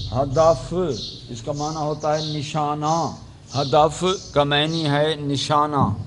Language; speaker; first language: Urdu; non-native, local second language; Saraiki